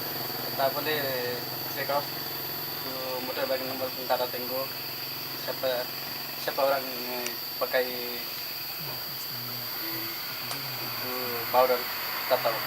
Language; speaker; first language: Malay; non-native, learner; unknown